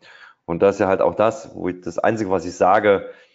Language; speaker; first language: German; native; German